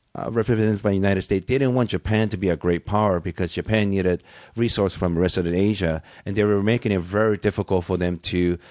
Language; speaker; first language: English; early bilingual, other home language; Japanese